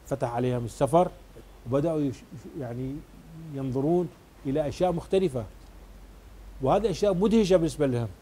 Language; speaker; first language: Arabic; native; Arabic